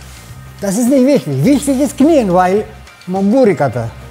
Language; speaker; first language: German; non-native, fluent; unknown